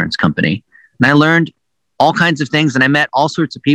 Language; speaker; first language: English; early bilingual, other home language; Chinese